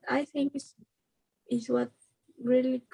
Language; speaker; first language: English; non-native, learner; Spanish